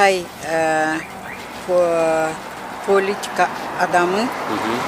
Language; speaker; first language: Turkish; non-native, learner; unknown